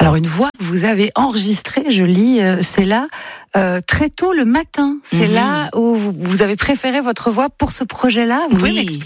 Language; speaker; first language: French; native; French